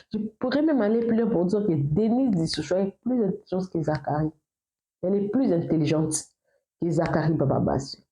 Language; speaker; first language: French; non-native, local second language; Lingala